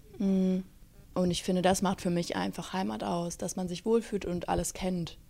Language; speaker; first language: German; native; German